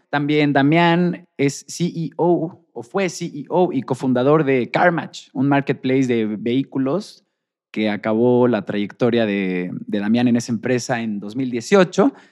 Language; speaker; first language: Spanish; native; Spanish